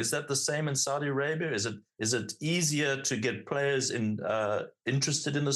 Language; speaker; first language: English; native; English